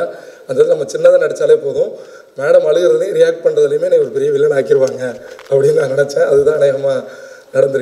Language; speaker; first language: Tamil; native; Tamil